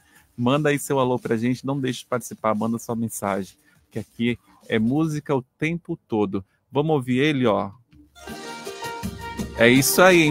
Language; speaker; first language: Portuguese; native; Portuguese